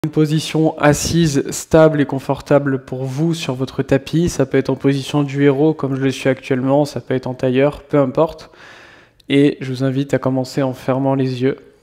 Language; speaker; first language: French; native; French